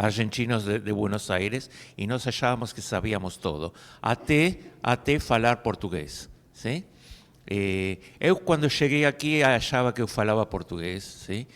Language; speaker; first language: Portuguese; non-native, fluent; Spanish